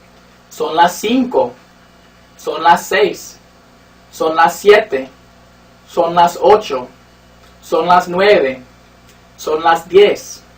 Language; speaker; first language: Spanish; non-native, fluent; English